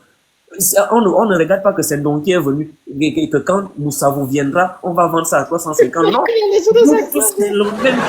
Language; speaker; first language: French; non-native, local second language; Fang